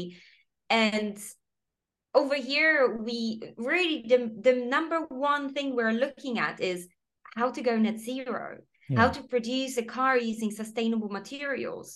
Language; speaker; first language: English; non-native, fluent; Polish